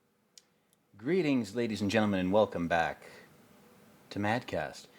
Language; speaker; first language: English; native; English